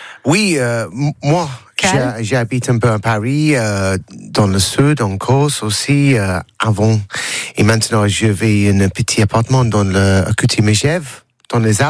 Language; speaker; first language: French; non-native, learner; English